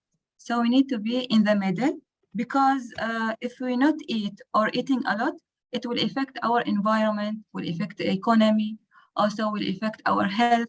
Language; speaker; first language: English; non-native, learner; Arabic